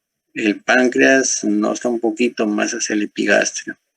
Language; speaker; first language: Spanish; native; Spanish